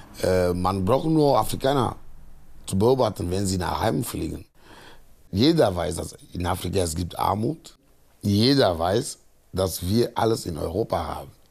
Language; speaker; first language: German; non-native, fluent; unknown